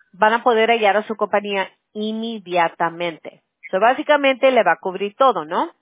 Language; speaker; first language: Spanish; early bilingual, other home language; English